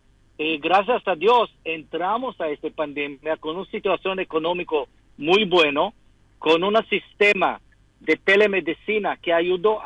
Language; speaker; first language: Spanish; non-native, fluent; Hebrew